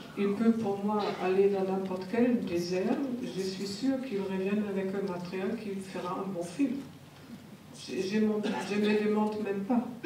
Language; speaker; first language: French; non-native, fluent; German